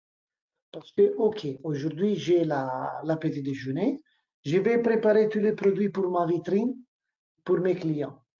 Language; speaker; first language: French; non-native, learner; Italian